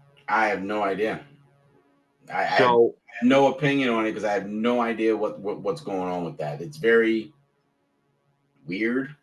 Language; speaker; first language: English; native; English